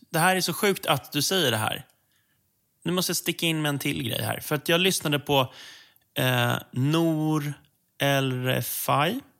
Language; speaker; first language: Swedish; native; Swedish